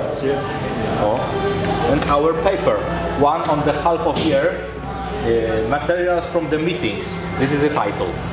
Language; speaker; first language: English; non-native, learner; Polish